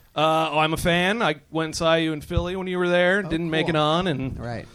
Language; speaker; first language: English; native; English